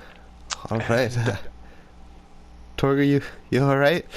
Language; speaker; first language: English; native; English